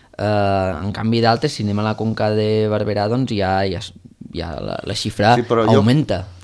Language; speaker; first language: Catalan; native; Catalan